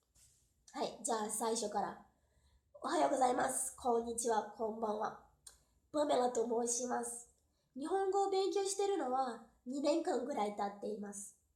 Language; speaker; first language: Japanese; non-native, fluent; Portuguese